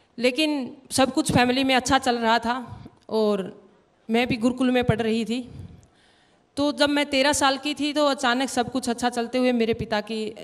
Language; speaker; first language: Hindi; native; Hindi